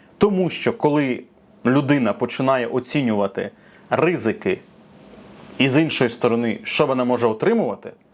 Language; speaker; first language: Ukrainian; non-native, local second language; Russian